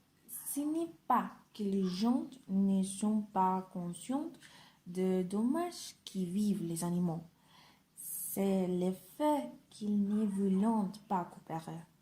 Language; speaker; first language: French; non-native, learner; Spanish